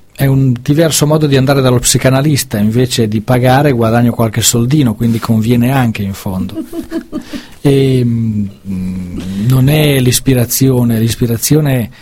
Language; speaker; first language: Italian; native; Italian